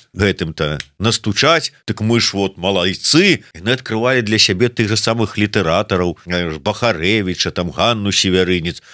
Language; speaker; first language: Belarusian; native; Belarusian